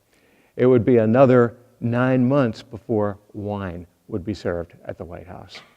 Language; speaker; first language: English; native; English